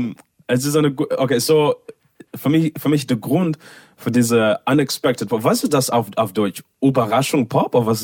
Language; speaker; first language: German; non-native, learner; English